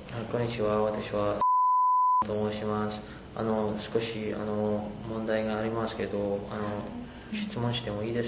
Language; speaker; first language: Japanese; non-native, learner; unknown